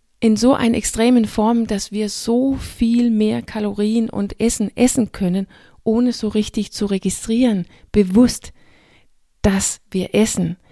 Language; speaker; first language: German; non-native, fluent; Danish